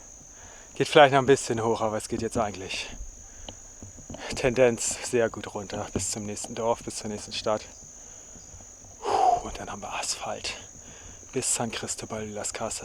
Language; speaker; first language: German; native; German